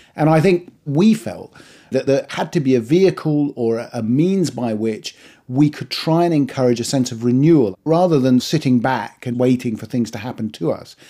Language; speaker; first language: English; early bilingual, other home language; Persian